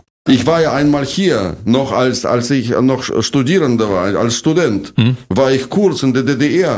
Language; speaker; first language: German; non-native, fluent; Russian